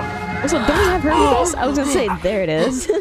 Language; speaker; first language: English; native; English